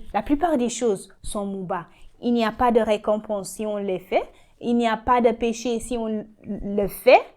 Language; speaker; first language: French; non-native, learner; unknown